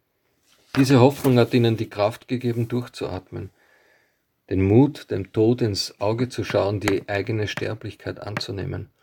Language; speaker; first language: German; native; German